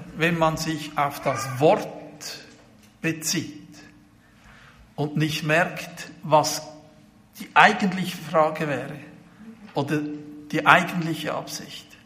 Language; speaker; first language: German; native; German